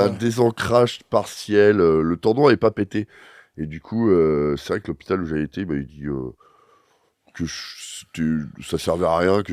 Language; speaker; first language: French; native; French